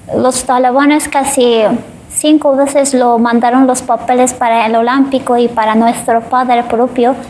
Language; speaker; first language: Spanish; non-native, fluent; Persian